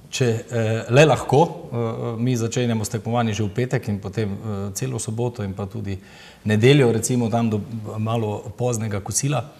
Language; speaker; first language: Slovenian; native; Slovenian